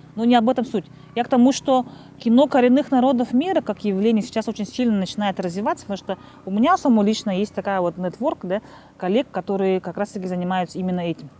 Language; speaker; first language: Russian; non-native, local second language; Yakut